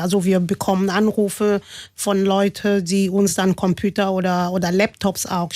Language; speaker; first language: German; non-native, fluent; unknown